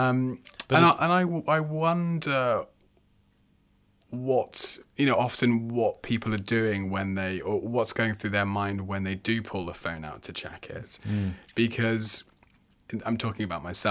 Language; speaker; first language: English; native; English